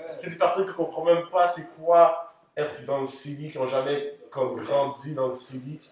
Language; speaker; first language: French; native; French